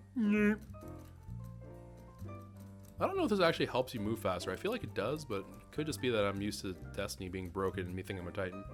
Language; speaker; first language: English; native; English